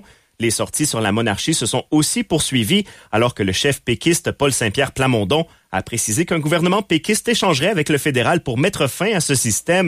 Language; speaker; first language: French; native; French